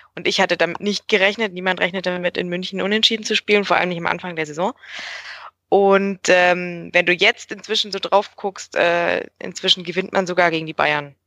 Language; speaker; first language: German; native; German